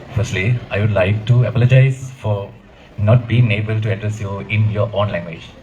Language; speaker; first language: English; non-native, local second language; Sinhala